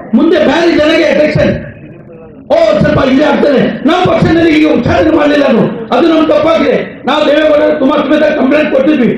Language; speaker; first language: Kannada; non-native, local second language; Urdu